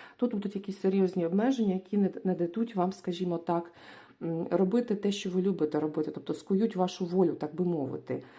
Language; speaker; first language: Ukrainian; non-native, local second language; Russian